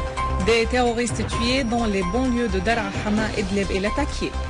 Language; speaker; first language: French; non-native, fluent; Arabic